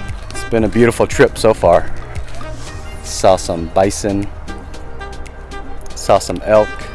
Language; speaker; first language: English; early bilingual, other home language; Vietnamese